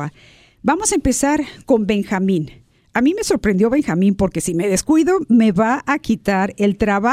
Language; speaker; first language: Spanish; native; Spanish